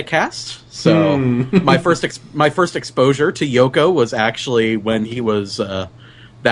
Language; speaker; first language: English; native; English